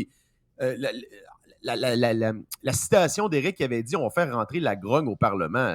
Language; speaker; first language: French; native; French